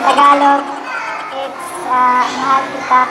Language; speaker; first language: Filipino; non-native, local second language; Cebuano